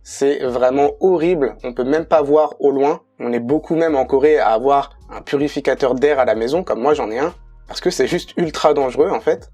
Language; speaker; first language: French; native; French